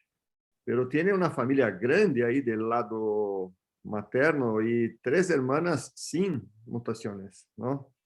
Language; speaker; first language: Spanish; non-native, fluent; Portuguese